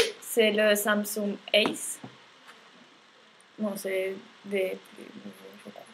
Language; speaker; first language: French; non-native, learner; Spanish